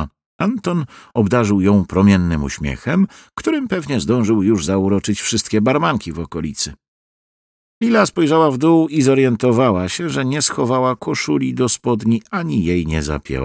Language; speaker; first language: Polish; native; Polish